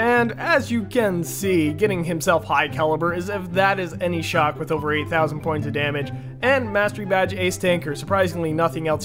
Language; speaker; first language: English; native; English